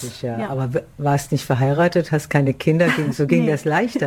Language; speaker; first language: German; native; German